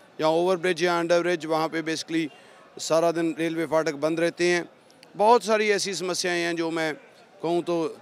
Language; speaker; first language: Hindi; non-native, local second language; Punjabi